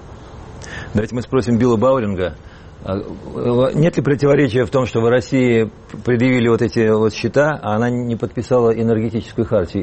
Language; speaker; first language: Russian; native; Russian